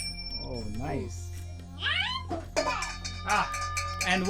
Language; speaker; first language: English; non-native, fluent; Hindi